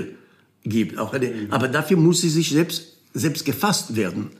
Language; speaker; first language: German; non-native, fluent; Hebrew